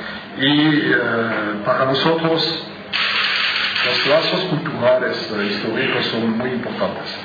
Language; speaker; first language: Spanish; non-native, fluent; French